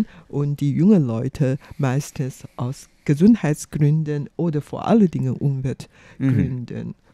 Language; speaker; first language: German; non-native, fluent; Chinese